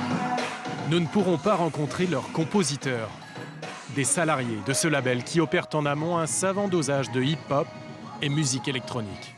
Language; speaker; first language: French; native; French